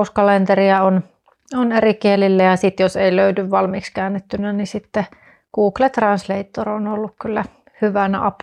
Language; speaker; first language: Finnish; native; Finnish